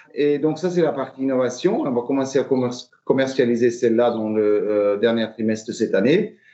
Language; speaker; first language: French; native; French